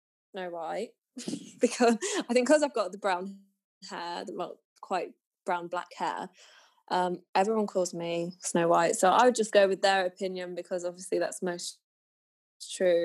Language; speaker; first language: English; native; English